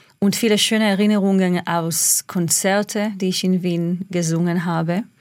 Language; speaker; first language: German; non-native, fluent; Hebrew